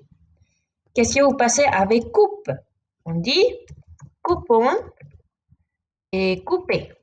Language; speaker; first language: French; non-native, fluent; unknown